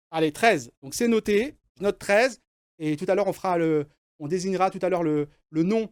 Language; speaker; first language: French; native; French